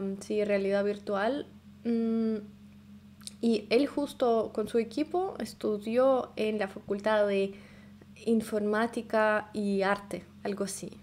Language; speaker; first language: Spanish; non-native, fluent; Russian